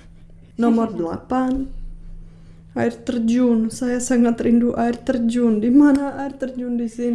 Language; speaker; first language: Indonesian; non-native, fluent; Czech